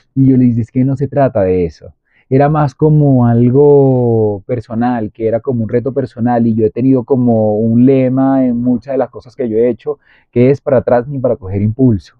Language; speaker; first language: Spanish; native; Spanish